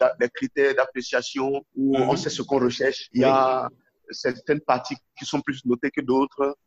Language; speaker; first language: French; non-native, local second language; Yoruba